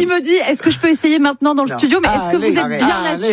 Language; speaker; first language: French; native; French